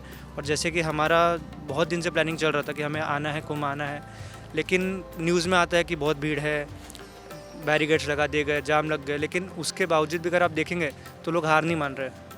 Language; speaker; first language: Hindi; native; Hindi